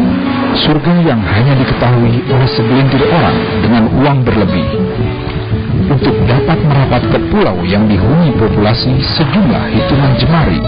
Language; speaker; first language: Indonesian; native; Indonesian